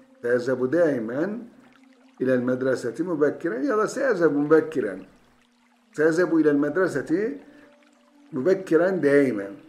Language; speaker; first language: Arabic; non-native, fluent; Turkish